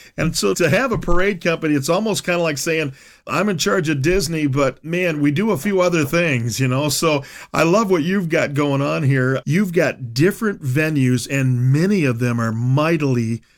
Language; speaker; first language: English; native; English